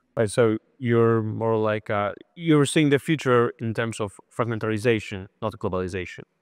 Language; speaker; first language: English; non-native, fluent; Polish